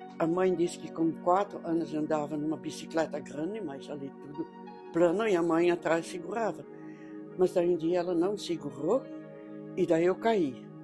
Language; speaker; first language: Portuguese; early bilingual, other home language; Dutch